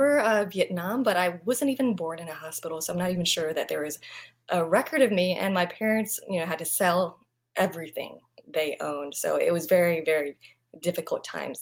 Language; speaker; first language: English; non-native, fluent; Vietnamese